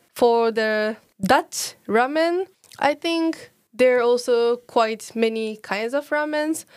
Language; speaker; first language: English; non-native, learner; Japanese